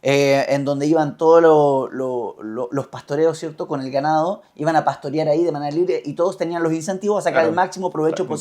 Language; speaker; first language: Spanish; native; Spanish